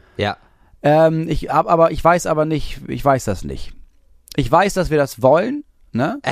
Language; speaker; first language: German; native; German